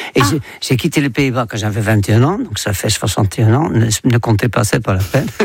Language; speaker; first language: French; non-native, fluent; Dutch